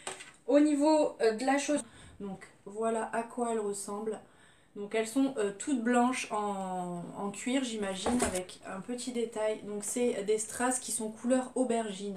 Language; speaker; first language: French; native; French